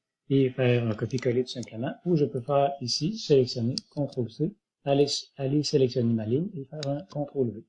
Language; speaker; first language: French; native; French